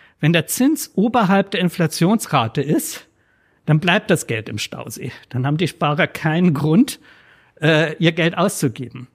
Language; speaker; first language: German; native; German